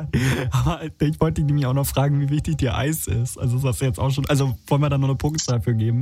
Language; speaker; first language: German; native; German